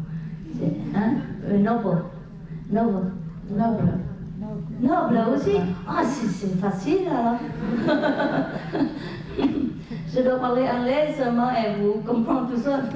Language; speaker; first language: French; non-native, learner; Vietnamese